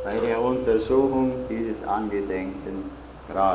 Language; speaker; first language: German; native; German